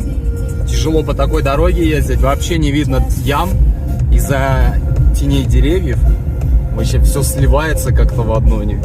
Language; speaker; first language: Russian; native; Russian